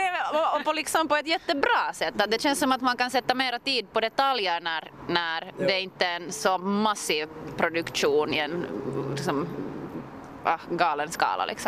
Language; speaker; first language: Swedish; native; Swedish